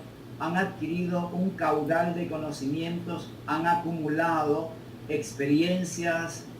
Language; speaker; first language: Spanish; native; Spanish